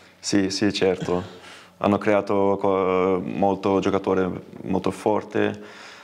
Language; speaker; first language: Italian; non-native, fluent; Dutch